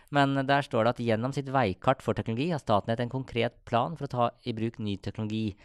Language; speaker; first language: Norwegian; native; Norwegian